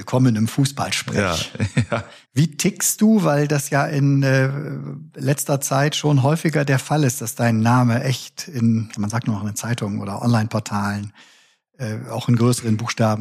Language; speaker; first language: German; native; German